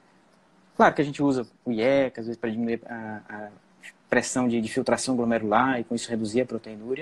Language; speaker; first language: Portuguese; native; Portuguese